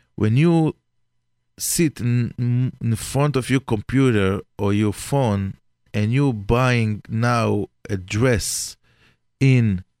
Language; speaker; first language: English; non-native, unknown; Hebrew